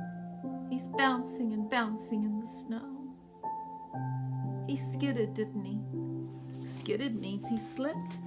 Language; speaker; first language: English; native; English